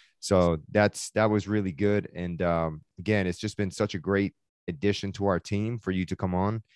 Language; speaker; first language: English; early bilingual, other home language; Persian